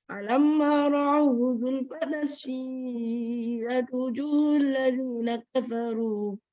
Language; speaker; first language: Arabic; non-native, learner; English